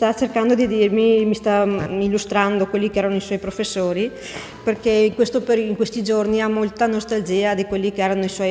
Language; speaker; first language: Italian; native; Italian